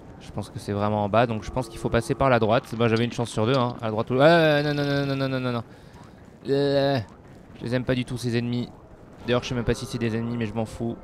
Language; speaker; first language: French; native; French